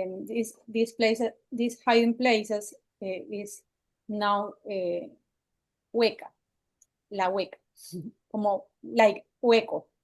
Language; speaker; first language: English; non-native, learner; Spanish